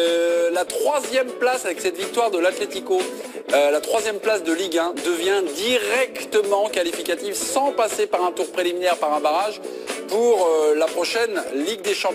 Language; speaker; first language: French; native; French